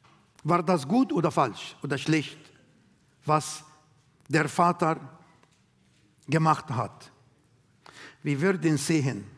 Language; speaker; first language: German; non-native, learner; Arabic